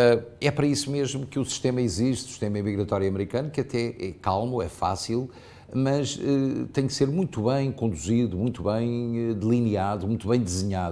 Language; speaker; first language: Portuguese; native; Portuguese